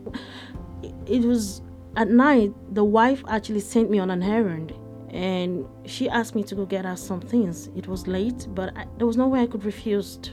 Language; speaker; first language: English; non-native, local second language; Yoruba